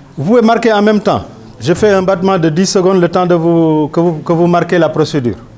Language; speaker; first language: French; non-native, local second language; Wolof